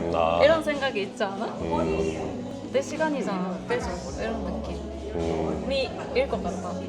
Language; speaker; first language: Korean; non-native, learner; Japanese